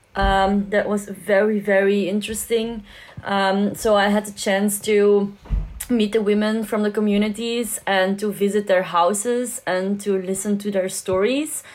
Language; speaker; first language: English; non-native, fluent; Dutch